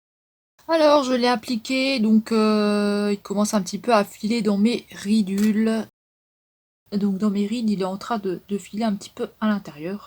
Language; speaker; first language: French; native; French